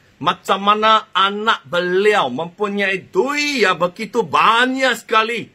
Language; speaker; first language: Malay; non-native, local second language; Chinese